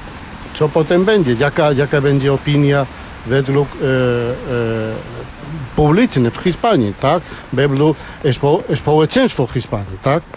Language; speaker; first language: Polish; non-native, learner; Spanish